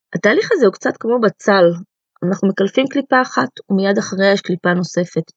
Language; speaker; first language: Hebrew; early bilingual, other home language; Russian